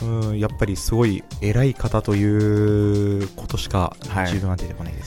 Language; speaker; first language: Japanese; early bilingual, other home language; Portuguese